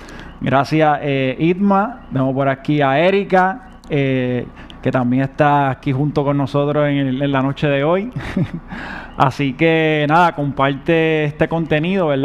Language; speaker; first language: Spanish; native; Spanish